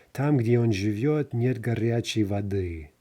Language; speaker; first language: Russian; non-native, fluent; English